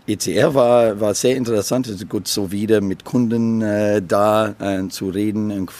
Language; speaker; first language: German; non-native, learner; English